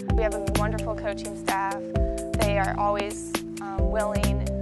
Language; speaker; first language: English; native; English